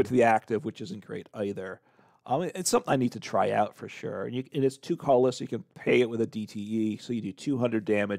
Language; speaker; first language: English; native; English